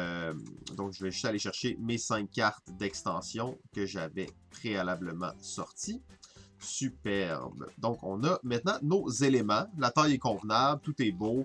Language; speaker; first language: French; native; French